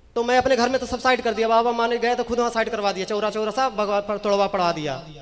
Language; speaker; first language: Hindi; native; Hindi